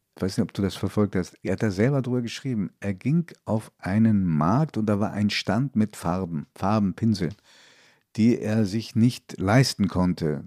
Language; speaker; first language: German; early bilingual, other home language; Italian